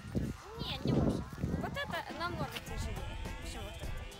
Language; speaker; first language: Russian; early bilingual, heritage; Russian